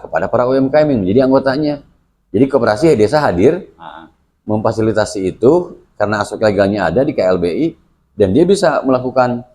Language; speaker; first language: Indonesian; non-native, local second language; Sundanese